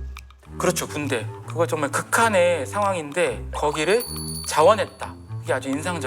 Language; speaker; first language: Korean; native; Korean